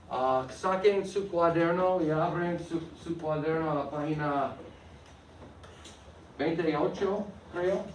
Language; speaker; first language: Spanish; non-native, fluent; English